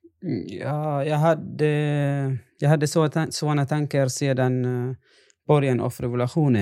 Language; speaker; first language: Swedish; non-native, fluent; Arabic